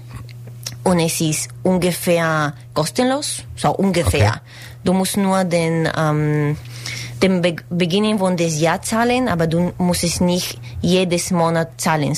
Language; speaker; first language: German; non-native, learner; Spanish